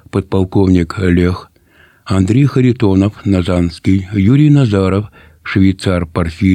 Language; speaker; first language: Russian; native; Russian